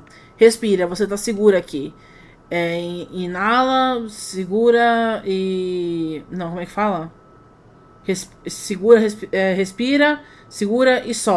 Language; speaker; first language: Portuguese; native; Portuguese